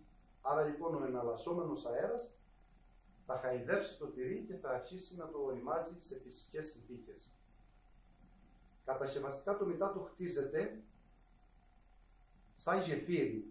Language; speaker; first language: Greek; native; Greek